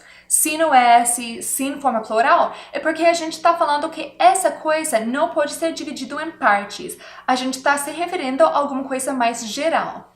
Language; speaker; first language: Portuguese; non-native, fluent; English